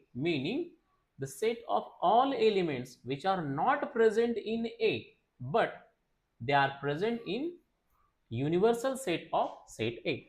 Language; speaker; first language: English; non-native, local second language; Marathi